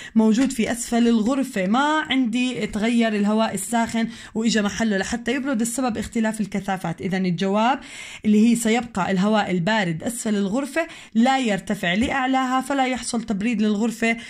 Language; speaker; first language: Arabic; native; Arabic